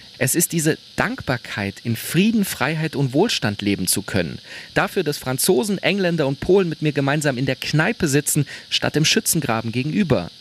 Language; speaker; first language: German; native; German